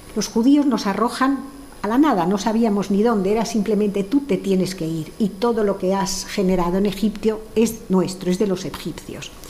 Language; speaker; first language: Spanish; early bilingual, other home language; French